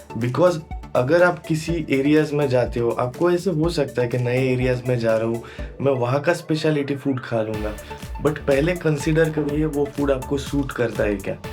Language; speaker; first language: Hindi; non-native, local second language; Marathi